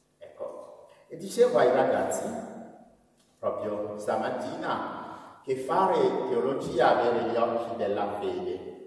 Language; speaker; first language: Italian; non-native, fluent; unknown